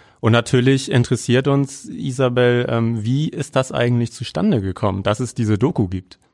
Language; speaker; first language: German; native; German